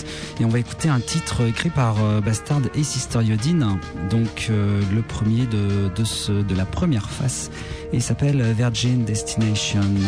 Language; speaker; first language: French; native; French